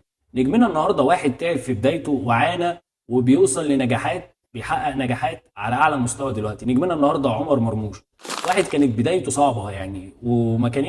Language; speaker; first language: Arabic; native; Arabic